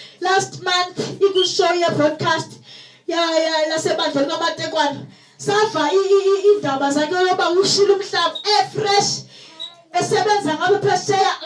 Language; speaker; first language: Zulu; non-native, local second language; Xhosa